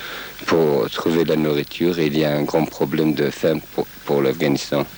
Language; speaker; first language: French; non-native, fluent; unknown